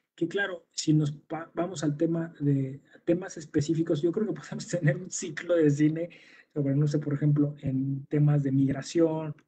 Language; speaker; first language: Spanish; native; Spanish